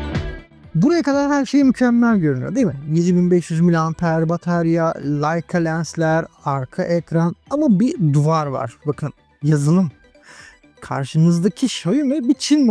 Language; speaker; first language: Turkish; native; Turkish